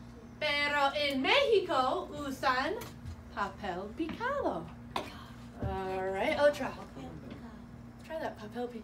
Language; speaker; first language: Spanish; non-native, fluent; English